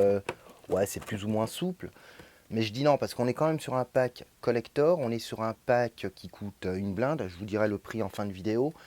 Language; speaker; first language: French; native; French